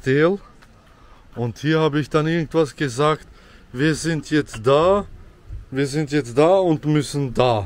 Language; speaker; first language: German; early bilingual, other home language; Albanian